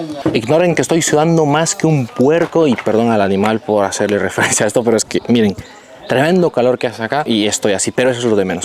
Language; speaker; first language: Spanish; native; Spanish